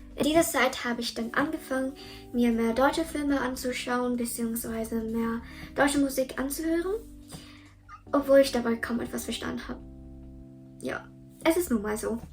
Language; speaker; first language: German; early bilingual, other home language; Vietnamese